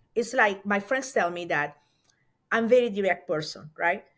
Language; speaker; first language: English; non-native, fluent; Spanish